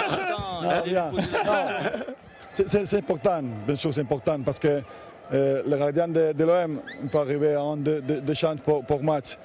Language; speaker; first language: French; non-native, learner; Spanish